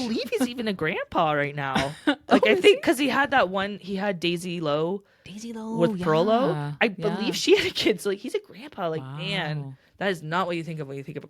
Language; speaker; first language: English; native; English